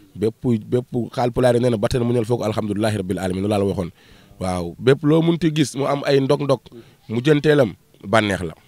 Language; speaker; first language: Wolof; non-native, local second language; Fula